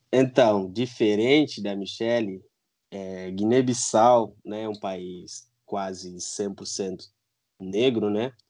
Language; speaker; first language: Portuguese; non-native, local second language; Upper Guinea Crioulo